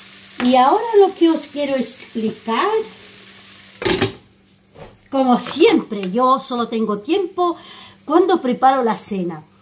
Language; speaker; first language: Spanish; non-native, fluent; Armenian